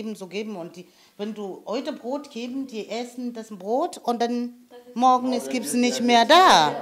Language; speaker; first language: German; non-native, fluent; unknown